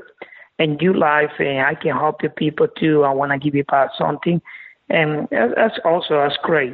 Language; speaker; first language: English; non-native, learner; Spanish